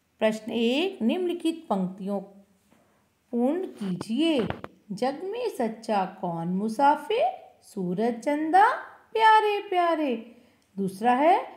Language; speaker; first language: Hindi; non-native, local second language; Kannada